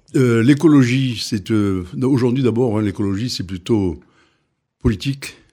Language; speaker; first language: French; native; French